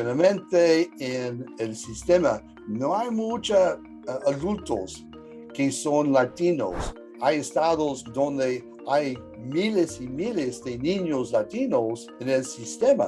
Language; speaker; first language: Spanish; early bilingual, heritage; English